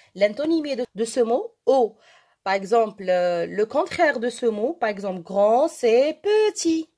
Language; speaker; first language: French; non-native, local second language; Arabic